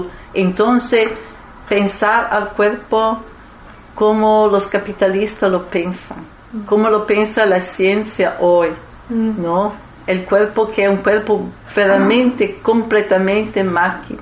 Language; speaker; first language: Spanish; non-native, fluent; Italian